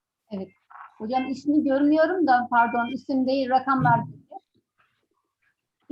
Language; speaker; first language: Turkish; native; Turkish